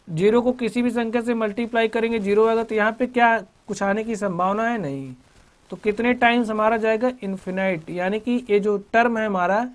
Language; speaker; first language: Hindi; native; Hindi